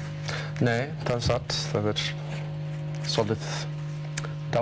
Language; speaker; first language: Icelandic; non-native, learner; English